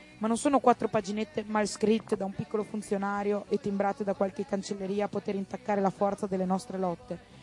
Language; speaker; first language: Italian; native; Italian